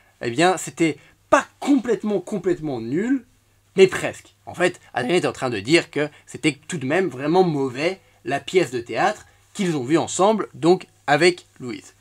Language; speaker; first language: French; native; French